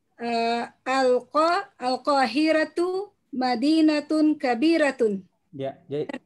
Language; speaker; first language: Arabic; non-native, learner; Indonesian